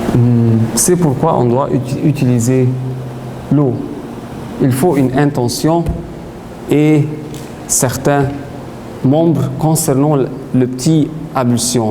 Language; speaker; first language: French; non-native, fluent; Arabic